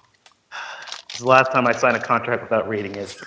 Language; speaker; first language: English; native; English